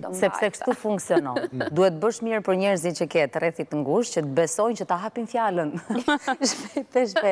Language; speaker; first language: Albanian; native; Albanian